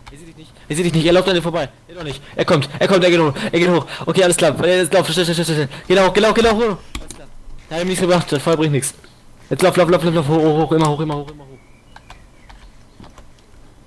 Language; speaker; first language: German; native; German